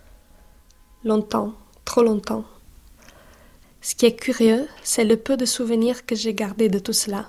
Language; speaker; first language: French; non-native, fluent; Italian